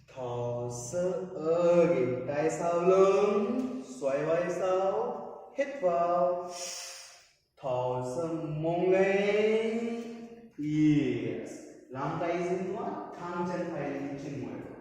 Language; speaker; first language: Vietnamese; non-native, learner; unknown